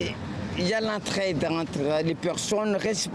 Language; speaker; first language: French; non-native, local second language; Comorian